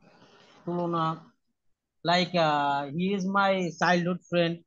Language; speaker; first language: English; non-native, learner; Bangla